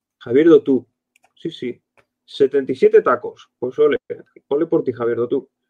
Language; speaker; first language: Spanish; native; Spanish